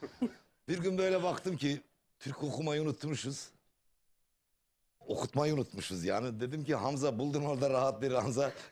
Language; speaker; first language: Turkish; native; Turkish